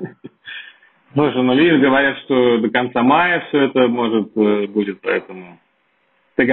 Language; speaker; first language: Russian; native; Russian